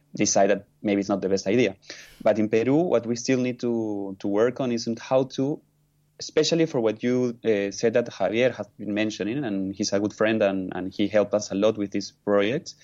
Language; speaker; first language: English; non-native, fluent; Spanish